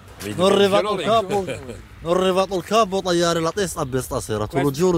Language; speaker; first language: Italian; non-native, learner; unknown